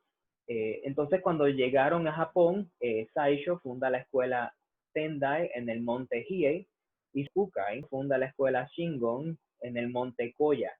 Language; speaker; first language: Spanish; native; Spanish